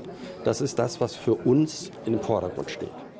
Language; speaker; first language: German; native; German